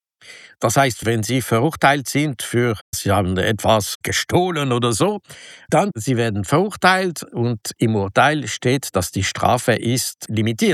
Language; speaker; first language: German; non-native, local second language; French